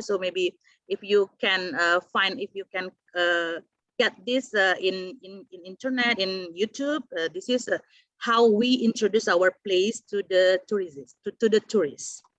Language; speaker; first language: English; non-native, fluent; Indonesian